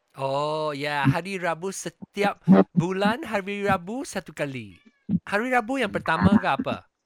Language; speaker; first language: Malay; non-native, local second language; Chinese